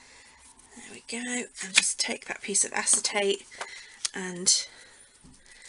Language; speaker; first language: English; native; English